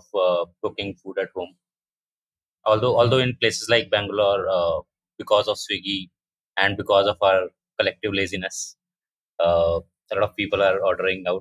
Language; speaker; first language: English; non-native, local second language; Hindi